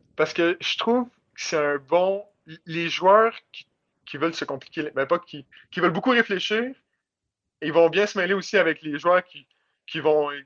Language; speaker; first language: French; native; French